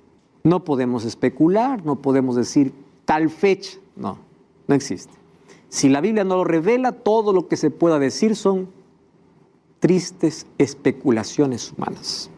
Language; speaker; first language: Spanish; native; Spanish